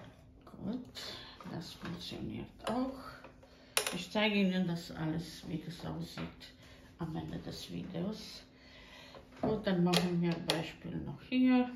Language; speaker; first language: German; non-native, learner; Croatian